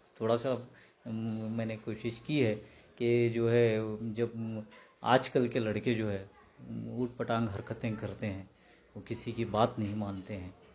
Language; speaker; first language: Hindi; non-native, local second language; Urdu